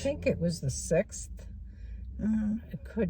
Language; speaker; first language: English; native; English